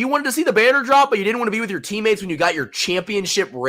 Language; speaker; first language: English; native; English